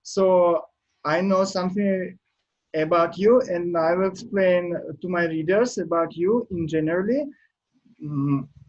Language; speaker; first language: English; non-native, learner; Russian